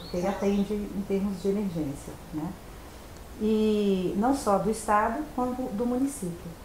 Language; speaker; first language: Portuguese; native; Portuguese